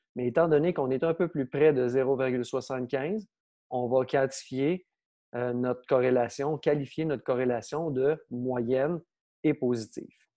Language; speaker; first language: French; native; French